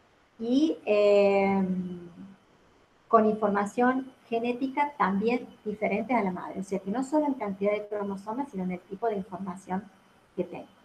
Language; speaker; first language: Spanish; native; Spanish